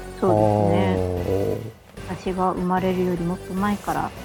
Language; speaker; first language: Japanese; native; Japanese